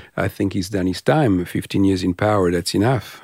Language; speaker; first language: English; non-native, fluent; French